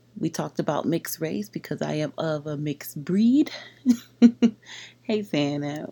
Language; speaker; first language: English; native; English